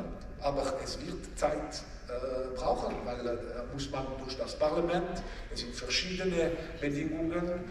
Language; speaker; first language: German; non-native, local second language; French